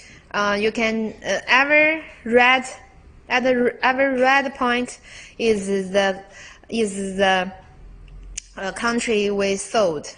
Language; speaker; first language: English; non-native, learner; Chinese